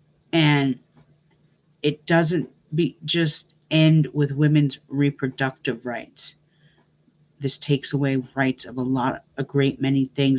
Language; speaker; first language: English; native; English